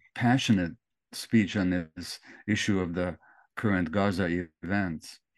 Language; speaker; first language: English; early bilingual, other home language; Hungarian